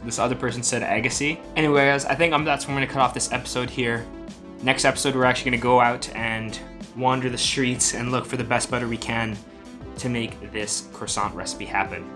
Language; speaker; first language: English; native; English